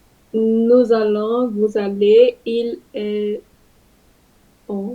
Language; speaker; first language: French; non-native, learner; Tamil